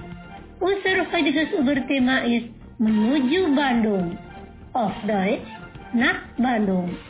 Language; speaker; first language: German; non-native, fluent; Indonesian